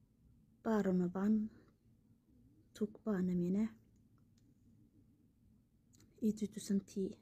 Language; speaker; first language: Norwegian; non-native, learner; Somali